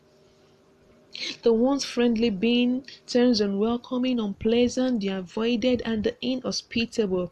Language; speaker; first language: English; non-native, local second language; Yoruba